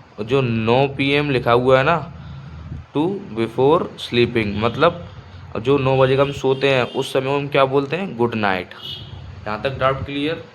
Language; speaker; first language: Hindi; native; Hindi